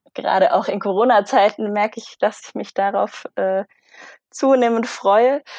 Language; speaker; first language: German; native; German